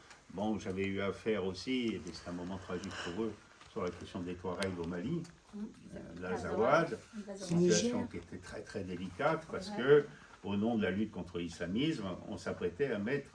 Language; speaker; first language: French; native; French